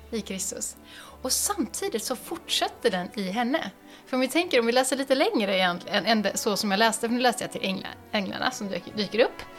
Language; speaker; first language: Swedish; native; Swedish